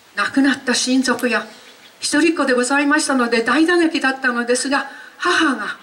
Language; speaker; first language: Japanese; native; Japanese